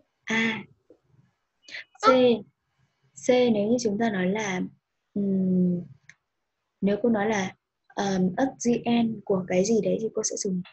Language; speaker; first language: Vietnamese; native; Vietnamese